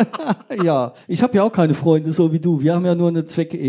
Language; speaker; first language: German; native; German